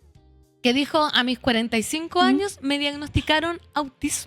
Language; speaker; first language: Spanish; native; Spanish